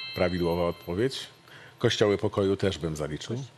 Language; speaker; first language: Polish; native; Polish